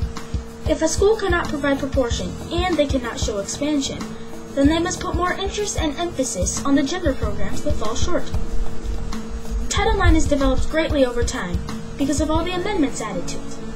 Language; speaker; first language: English; native; English